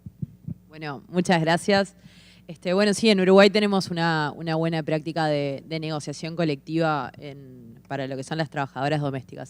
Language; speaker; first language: Spanish; native; Spanish